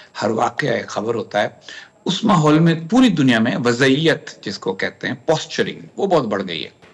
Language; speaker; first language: Urdu; native; Urdu